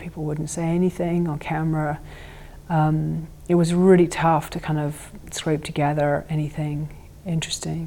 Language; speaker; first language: English; native; English